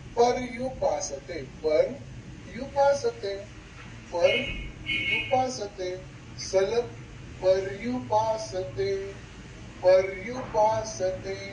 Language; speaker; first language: Hindi; non-native, local second language; Marathi